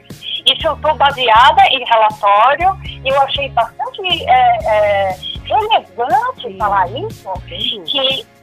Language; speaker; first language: Portuguese; non-native, local second language; German